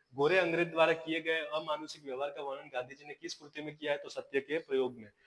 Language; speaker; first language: Hindi; non-native, local second language; Gujarati